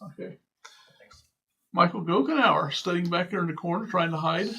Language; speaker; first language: English; native; English